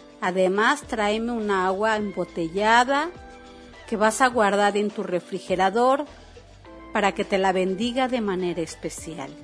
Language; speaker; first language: Spanish; native; Spanish